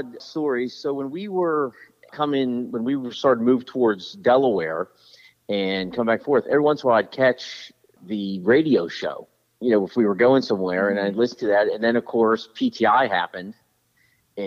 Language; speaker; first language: English; native; English